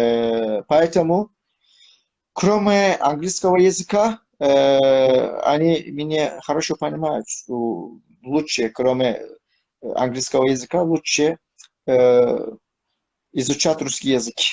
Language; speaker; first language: Russian; non-native, learner; Turkish